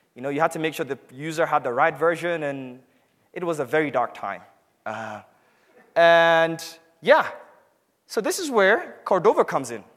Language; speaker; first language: English; non-native, local second language; Hausa